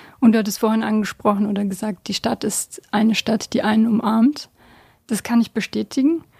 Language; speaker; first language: German; early bilingual, other home language; Bosnian